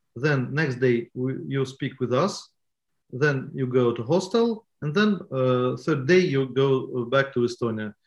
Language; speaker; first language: English; non-native, learner; Estonian